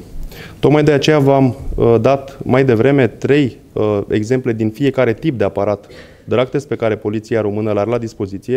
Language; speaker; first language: Romanian; native; Romanian